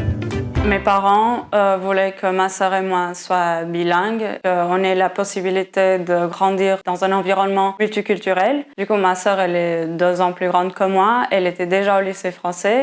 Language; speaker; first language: French; non-native, fluent; Portuguese